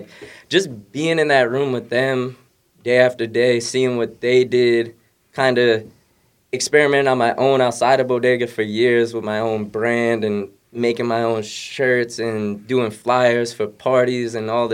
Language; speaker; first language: English; native; English